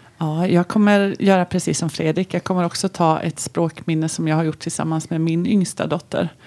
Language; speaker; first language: Swedish; native; Swedish